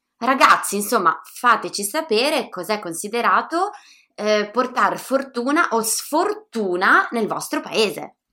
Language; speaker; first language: Italian; native; Italian